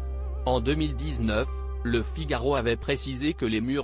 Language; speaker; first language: French; native; French